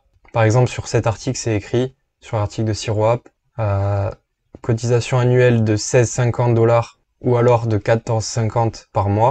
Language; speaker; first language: French; native; French